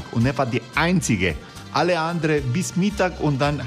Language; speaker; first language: German; non-native, learner; Croatian